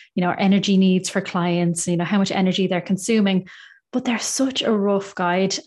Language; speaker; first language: English; native; English